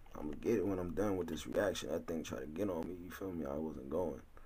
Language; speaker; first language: English; native; English